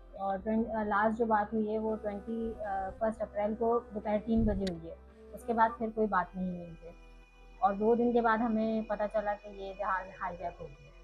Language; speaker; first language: Urdu; native; Urdu